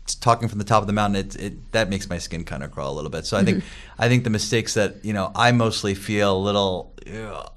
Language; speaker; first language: English; native; English